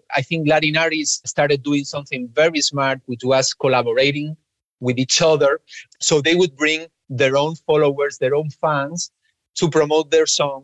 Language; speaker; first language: English; non-native, fluent; Spanish